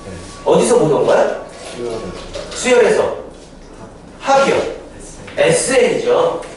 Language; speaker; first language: Korean; native; Korean